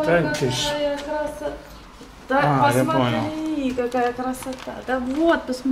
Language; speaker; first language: Russian; native; Russian